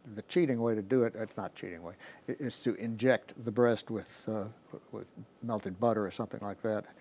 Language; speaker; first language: English; native; English